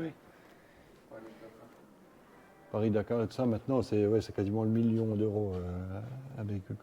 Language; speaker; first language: French; native; French